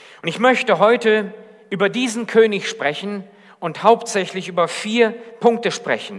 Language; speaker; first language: German; native; German